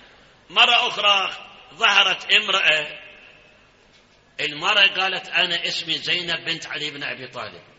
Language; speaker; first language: Arabic; native; Arabic